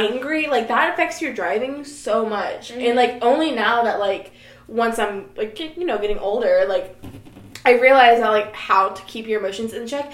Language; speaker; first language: English; native; English